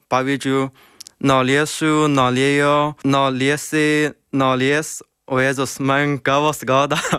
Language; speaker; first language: Lithuanian; non-native, learner; Chinese